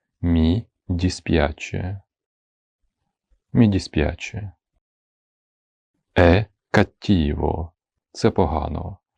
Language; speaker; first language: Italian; non-native, fluent; Ukrainian